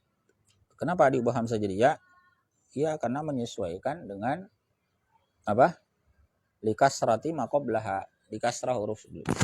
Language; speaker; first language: Indonesian; native; Indonesian